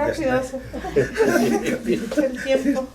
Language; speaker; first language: Spanish; non-native, local second language; Mixtepec Mixtec